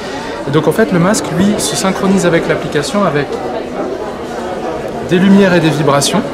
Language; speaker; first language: French; native; French